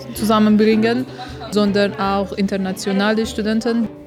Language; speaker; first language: German; non-native, learner; Persian